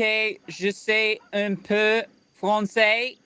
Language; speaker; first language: French; non-native, learner; English